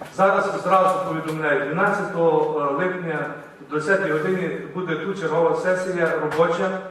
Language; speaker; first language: Ukrainian; native; Ukrainian